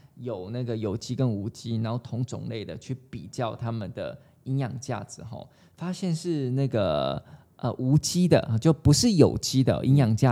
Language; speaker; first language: Chinese; native; Chinese